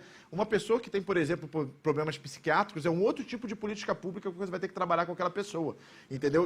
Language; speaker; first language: Portuguese; native; Portuguese